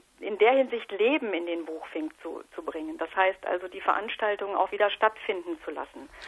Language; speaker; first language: German; native; German